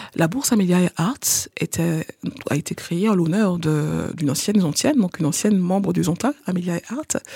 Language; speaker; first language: French; non-native, local second language; Haitian Creole